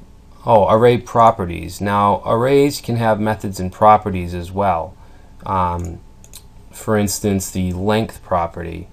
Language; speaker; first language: English; native; English